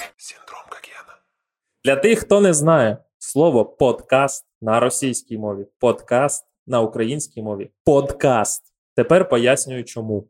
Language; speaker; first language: Ukrainian; native; Ukrainian